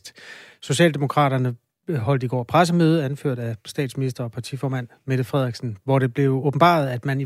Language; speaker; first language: Danish; native; Danish